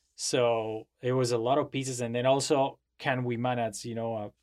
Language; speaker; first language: English; non-native, fluent; Spanish